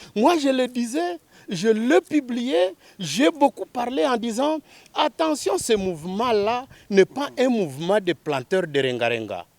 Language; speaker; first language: French; non-native, local second language; Swahili